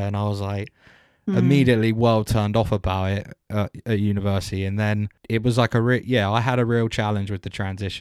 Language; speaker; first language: English; native; English